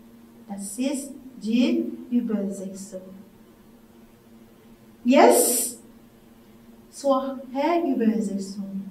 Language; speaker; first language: German; non-native, fluent; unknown